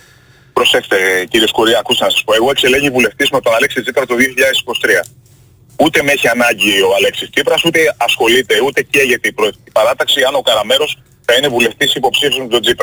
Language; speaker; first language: Greek; native; Greek